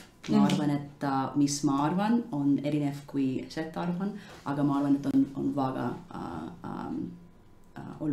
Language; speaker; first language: Estonian; non-native, learner; English